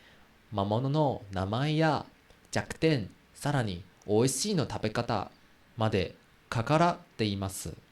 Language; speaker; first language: Japanese; non-native, learner; Chinese